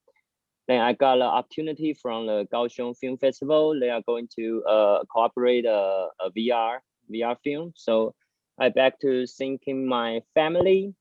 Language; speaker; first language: English; non-native, learner; Chinese